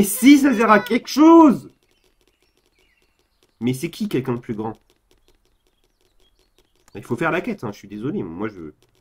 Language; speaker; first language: French; native; French